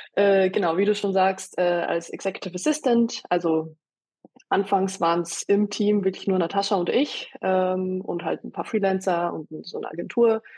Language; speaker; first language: German; early bilingual, other home language; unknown